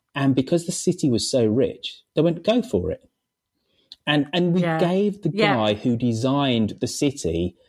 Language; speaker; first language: English; native; English